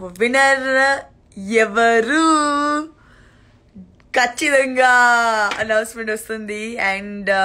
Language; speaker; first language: Telugu; non-native, learner; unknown